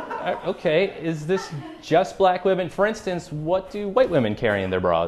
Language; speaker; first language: English; native; English